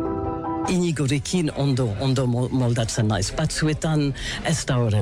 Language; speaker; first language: Basque; non-native, learner; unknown